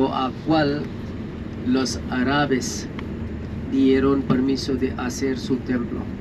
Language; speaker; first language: Spanish; non-native, fluent; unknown